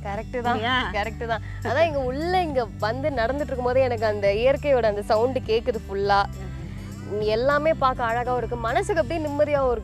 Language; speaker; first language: Tamil; native; Tamil